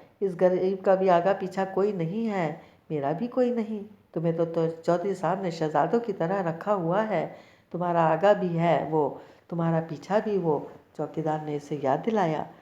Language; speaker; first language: Urdu; native; Urdu